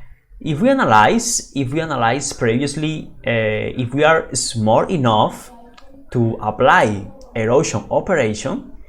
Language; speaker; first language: English; non-native, fluent; Spanish